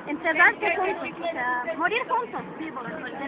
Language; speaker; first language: Spanish; native; Spanish